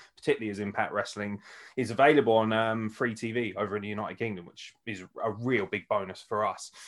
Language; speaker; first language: English; native; English